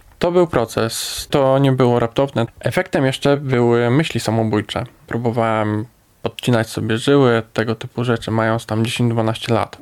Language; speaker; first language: Polish; native; Polish